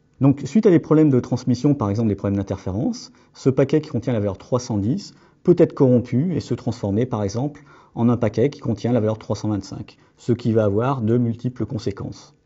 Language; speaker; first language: French; native; French